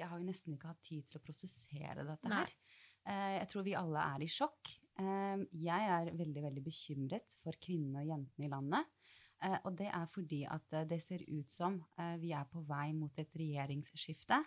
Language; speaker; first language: Norwegian; early bilingual, other home language; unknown